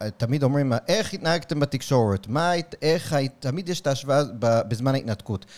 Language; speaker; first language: Hebrew; native; Hebrew